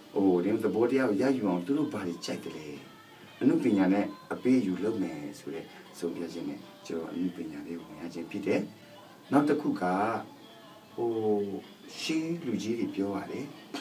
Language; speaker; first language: Burmese; non-native, local second language; Karen languages